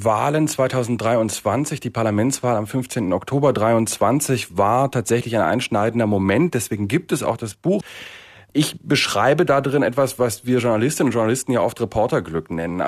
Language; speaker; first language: German; native; German